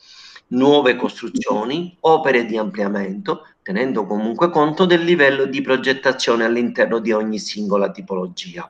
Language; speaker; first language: Italian; native; Italian